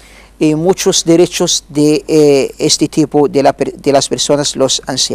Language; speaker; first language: Spanish; non-native, learner; Arabic